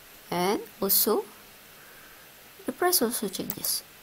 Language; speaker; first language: English; non-native, local second language; Malay